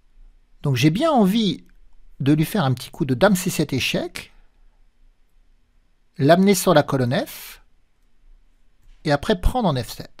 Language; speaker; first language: French; native; French